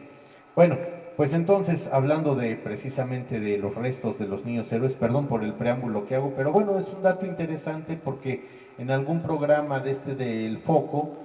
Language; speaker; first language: Spanish; native; Spanish